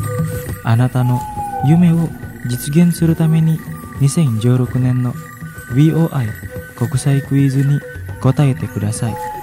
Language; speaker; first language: Japanese; non-native, fluent; Indonesian